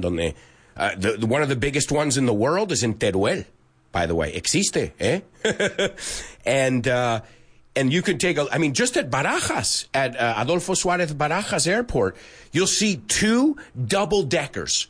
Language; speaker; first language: English; early bilingual, other home language; Spanish